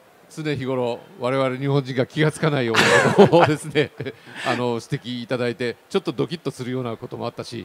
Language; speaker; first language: Japanese; native; Japanese